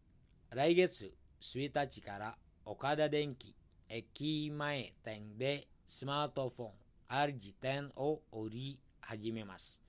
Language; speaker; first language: Japanese; non-native, fluent; Indonesian